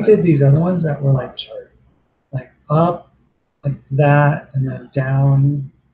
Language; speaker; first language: English; native; English